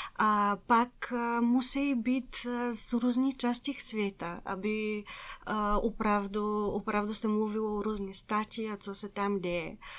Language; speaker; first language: Czech; non-native, fluent; Bulgarian